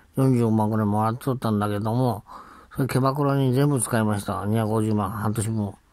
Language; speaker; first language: Japanese; native; Japanese